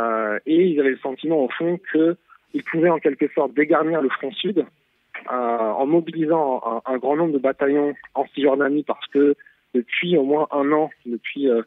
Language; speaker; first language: French; native; French